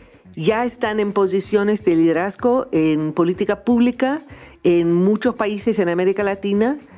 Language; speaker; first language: Spanish; non-native, fluent; English